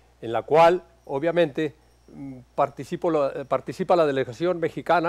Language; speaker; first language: Spanish; native; Spanish